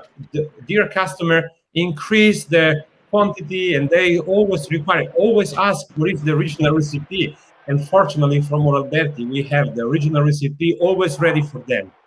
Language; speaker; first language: English; non-native, learner; Italian